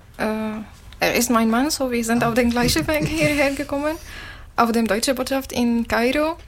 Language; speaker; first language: German; non-native, learner; Arabic